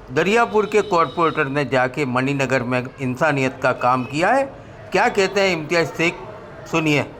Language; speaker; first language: Hindi; non-native, local second language; Gujarati